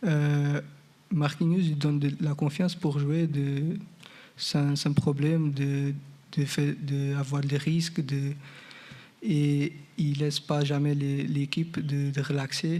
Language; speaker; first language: French; non-native, fluent; Portuguese